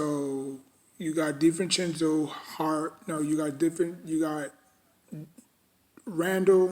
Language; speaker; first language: English; native; English